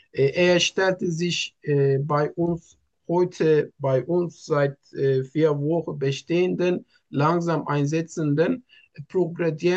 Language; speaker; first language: German; non-native, learner; Turkish